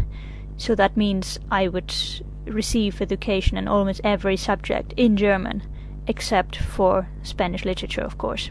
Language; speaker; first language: English; non-native, fluent; Catalan